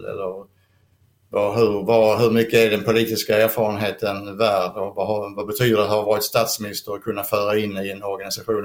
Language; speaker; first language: Swedish; native; Swedish